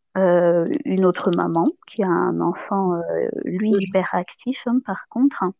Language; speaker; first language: French; non-native, local second language; Malagasy